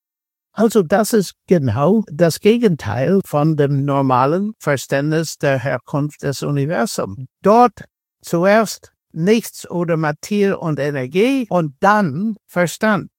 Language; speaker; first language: German; non-native, fluent; English